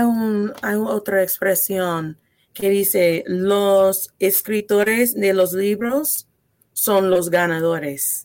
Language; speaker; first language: Spanish; non-native, fluent; English